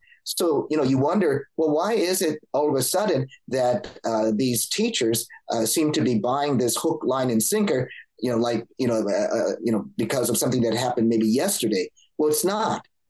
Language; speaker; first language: English; native; English